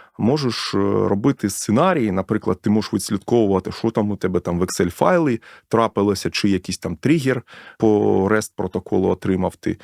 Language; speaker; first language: Ukrainian; non-native, local second language; Russian